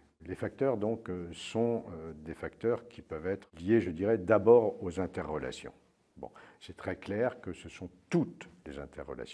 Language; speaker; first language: French; native; French